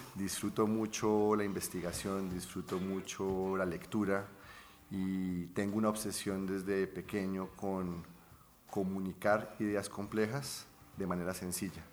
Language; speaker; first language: Spanish; native; Spanish